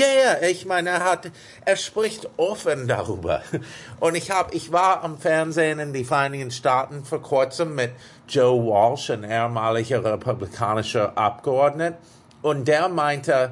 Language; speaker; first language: German; non-native, fluent; English